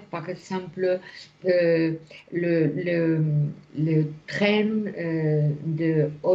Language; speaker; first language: French; non-native, fluent; Spanish